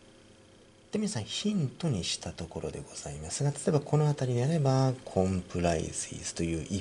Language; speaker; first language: Japanese; native; Japanese